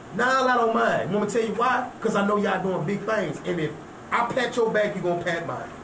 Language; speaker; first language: English; native; English